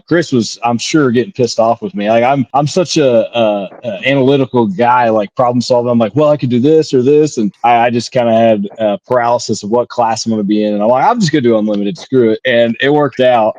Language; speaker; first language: English; native; English